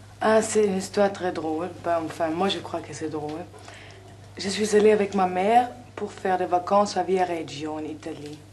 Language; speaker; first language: French; non-native, fluent; German